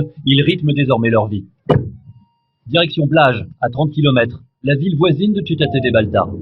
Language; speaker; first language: French; native; French